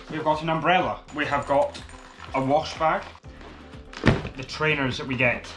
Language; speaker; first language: English; native; English